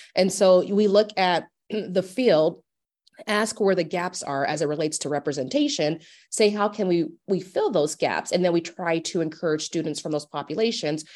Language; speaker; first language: English; native; English